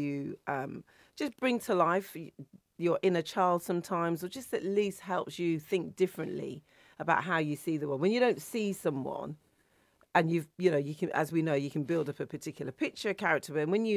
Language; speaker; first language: English; native; English